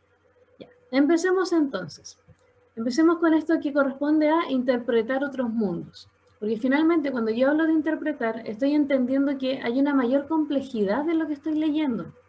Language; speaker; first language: Spanish; native; Spanish